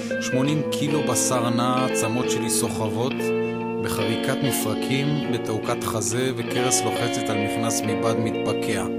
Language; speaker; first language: Hebrew; native; Hebrew